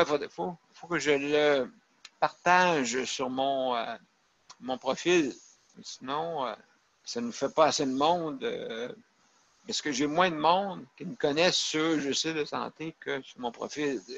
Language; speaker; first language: French; native; French